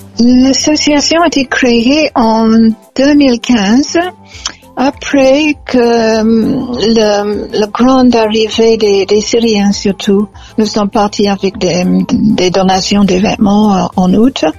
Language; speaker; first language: French; non-native, fluent; English